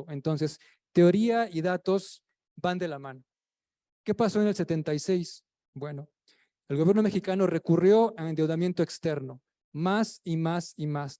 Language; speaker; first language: Spanish; native; Spanish